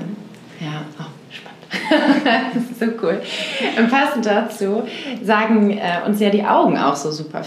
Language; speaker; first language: German; native; German